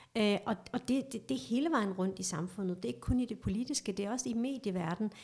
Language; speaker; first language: Danish; early bilingual, other home language; Kurdish